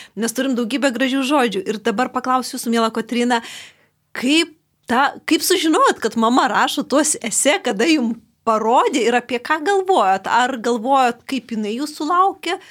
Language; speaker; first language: Lithuanian; native; Lithuanian